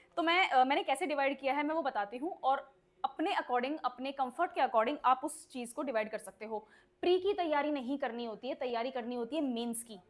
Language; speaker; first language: Hindi; native; Hindi